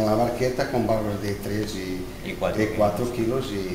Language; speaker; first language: Spanish; non-native, learner; Portuguese